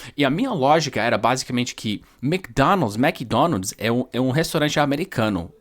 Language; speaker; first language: Portuguese; non-native, fluent; English